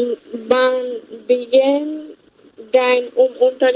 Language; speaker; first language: German; non-native, learner; Bangla